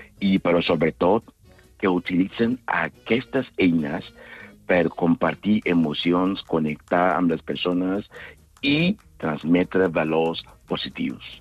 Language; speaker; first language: Catalan; non-native, fluent; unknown